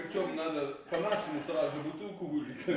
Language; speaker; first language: Russian; native; Russian